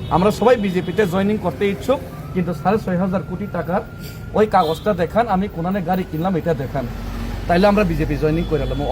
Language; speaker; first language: Bangla; non-native, local second language; Kok Borok